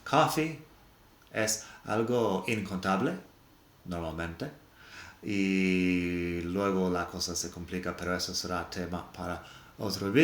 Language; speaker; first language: Spanish; non-native, fluent; English